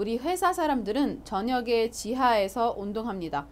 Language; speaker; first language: Korean; non-native, fluent; Arabic